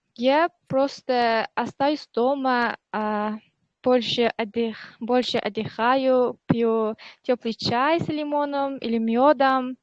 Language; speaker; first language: Russian; non-native, learner; Uzbek